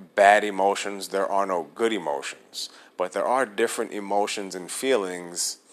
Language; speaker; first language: English; native; English